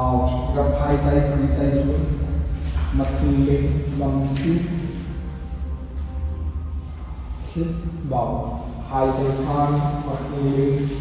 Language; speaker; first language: Vietnamese; non-native, learner; Hindi